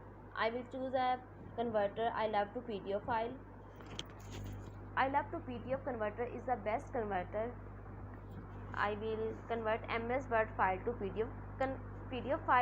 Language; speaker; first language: English; non-native, local second language; Urdu